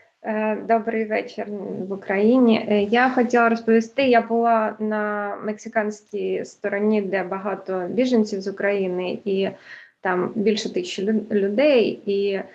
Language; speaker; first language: Ukrainian; early bilingual, heritage; English